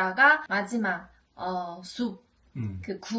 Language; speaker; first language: Korean; non-native, learner; Chinese